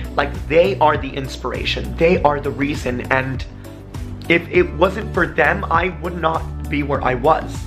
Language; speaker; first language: English; native; English